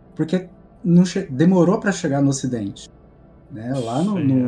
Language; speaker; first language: Portuguese; native; Portuguese